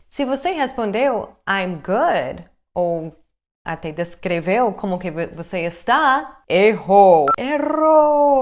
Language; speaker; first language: Portuguese; non-native, fluent; English